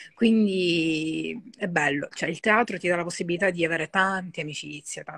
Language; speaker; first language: Italian; native; Italian